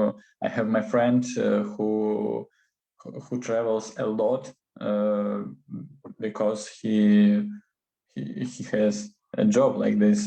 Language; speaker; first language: English; non-native, learner; Russian